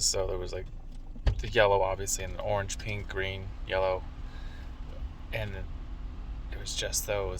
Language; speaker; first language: English; native; English